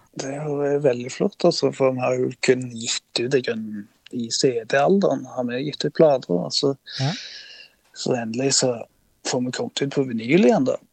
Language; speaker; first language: Norwegian; native; Norwegian